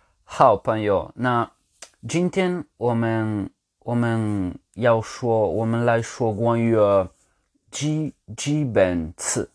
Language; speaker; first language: Chinese; non-native, learner; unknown